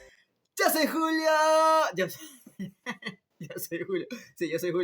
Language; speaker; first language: Spanish; native; Spanish